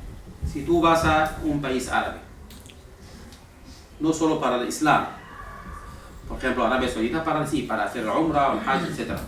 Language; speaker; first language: Spanish; non-native, fluent; Arabic